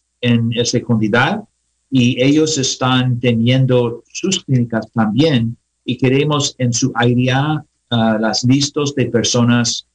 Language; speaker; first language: Spanish; non-native, learner; English